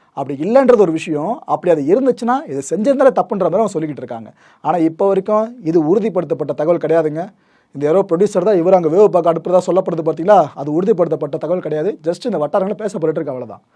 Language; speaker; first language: Tamil; native; Tamil